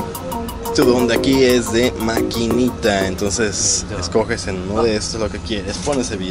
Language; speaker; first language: Spanish; native; Spanish